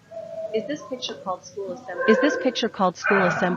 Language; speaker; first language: English; non-native, learner; Thai